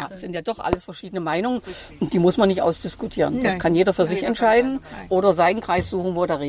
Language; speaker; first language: German; native; German